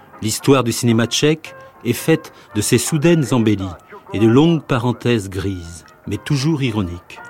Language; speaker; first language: French; native; French